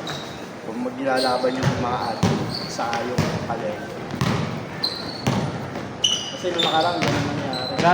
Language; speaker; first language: Filipino; native; Filipino